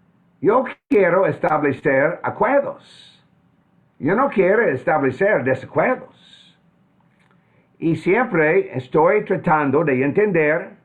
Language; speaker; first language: Spanish; non-native, fluent; English